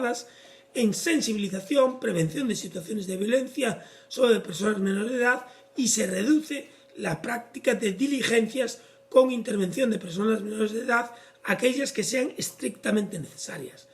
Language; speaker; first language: Spanish; native; Spanish